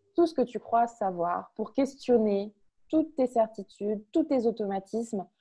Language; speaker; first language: French; native; French